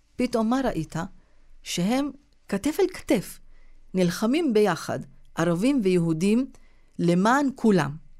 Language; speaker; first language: Hebrew; non-native, local second language; Arabic